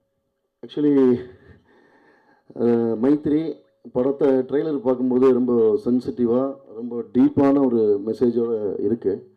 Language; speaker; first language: Tamil; native; Tamil